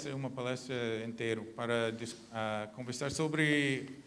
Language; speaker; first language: Portuguese; non-native, learner; English